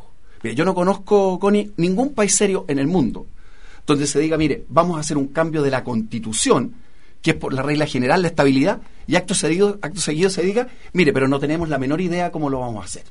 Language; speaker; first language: Spanish; native; Spanish